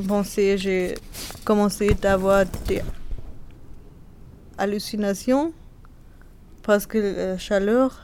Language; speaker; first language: French; non-native, learner; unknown